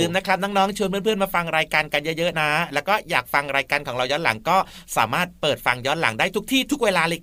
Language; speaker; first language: Thai; native; Thai